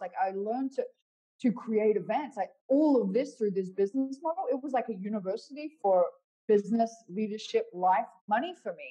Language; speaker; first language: English; native; English